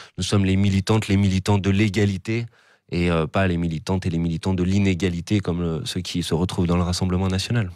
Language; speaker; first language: French; native; French